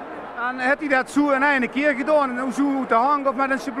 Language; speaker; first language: Dutch; native; Dutch